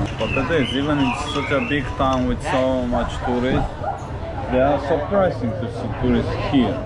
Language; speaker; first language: English; non-native, fluent; Polish